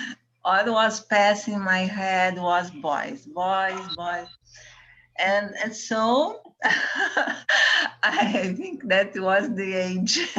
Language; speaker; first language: English; non-native, learner; Portuguese